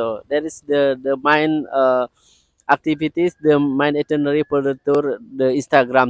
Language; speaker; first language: English; non-native, learner; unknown